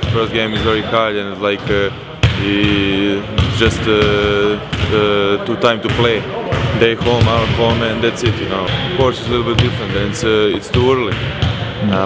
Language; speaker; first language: English; non-native, learner; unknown